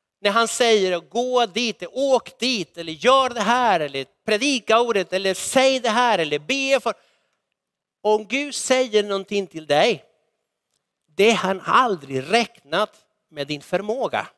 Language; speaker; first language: Swedish; non-native, fluent; Spanish